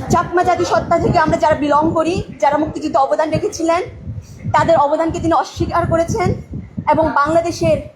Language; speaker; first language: Bangla; non-native, local second language; Chakma